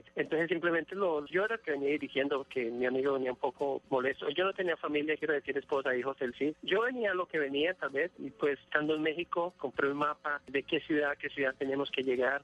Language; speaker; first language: Spanish; native; Spanish